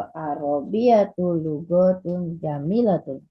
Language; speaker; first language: Arabic; non-native, learner; Indonesian